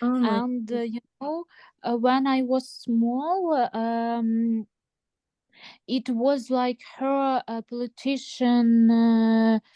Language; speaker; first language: English; non-native, learner; Ukrainian